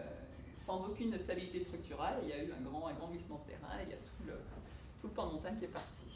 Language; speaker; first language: French; native; French